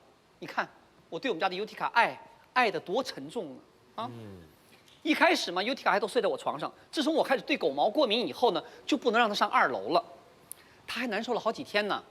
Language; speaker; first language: Chinese; native; Chinese